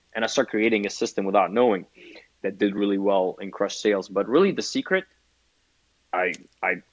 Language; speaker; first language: English; non-native, fluent; Arabic